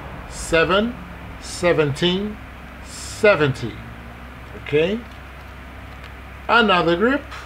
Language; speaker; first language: English; non-native, fluent; Portuguese